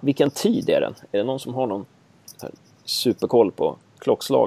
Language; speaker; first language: Swedish; native; Swedish